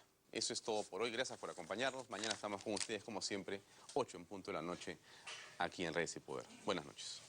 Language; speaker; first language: Spanish; native; Spanish